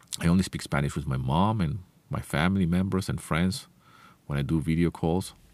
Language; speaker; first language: English; non-native, fluent; Spanish